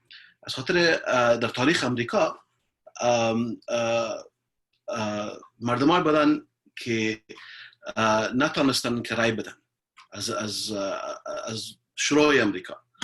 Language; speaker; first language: Persian; early bilingual, heritage; Persian